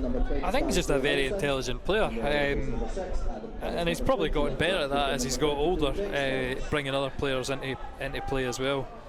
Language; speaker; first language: English; native; English